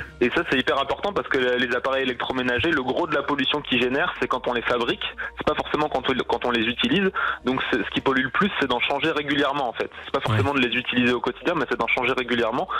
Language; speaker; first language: French; native; French